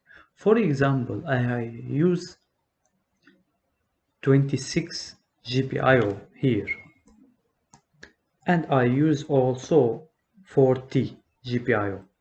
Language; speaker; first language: English; non-native, learner; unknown